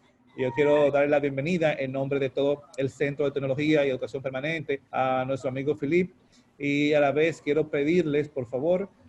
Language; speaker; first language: Spanish; native; Spanish